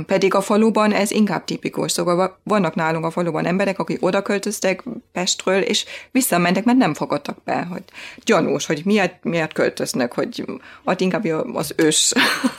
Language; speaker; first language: Hungarian; non-native, fluent; German